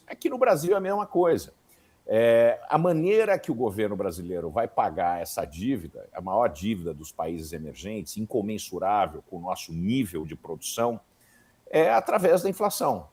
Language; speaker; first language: Portuguese; native; Portuguese